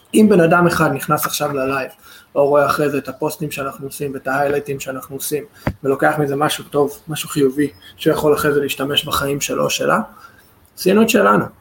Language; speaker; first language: Hebrew; non-native, fluent; English